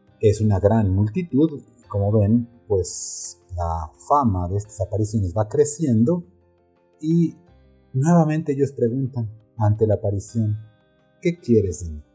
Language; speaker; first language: Spanish; native; Spanish